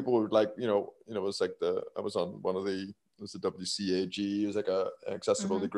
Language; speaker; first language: English; native; English